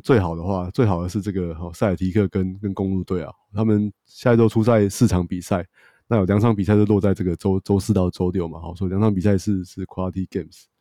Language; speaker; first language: Chinese; native; Chinese